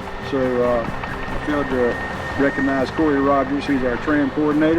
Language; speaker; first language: English; native; English